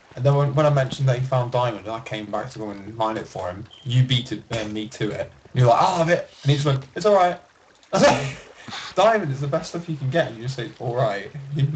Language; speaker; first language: English; native; English